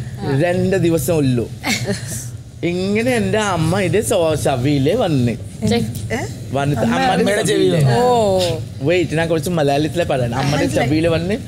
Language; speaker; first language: Malayalam; non-native, fluent; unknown